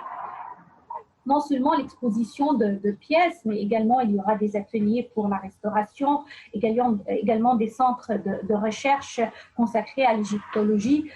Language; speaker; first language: French; non-native, fluent; Arabic